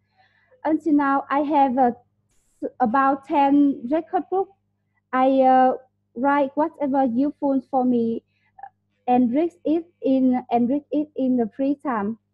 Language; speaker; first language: English; non-native, learner; Vietnamese